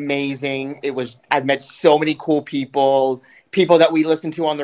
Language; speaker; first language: English; native; English